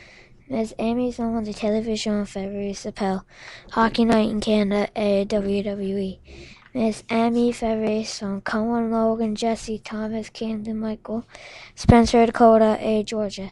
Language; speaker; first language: French; non-native, local second language; English